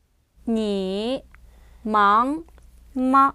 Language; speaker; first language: Chinese; non-native, learner; English